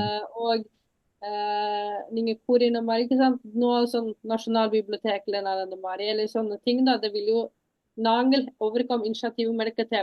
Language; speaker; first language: Norwegian; early bilingual, other home language; Tamil